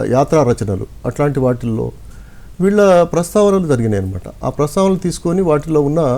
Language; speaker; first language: Telugu; non-native, local second language; Lambadi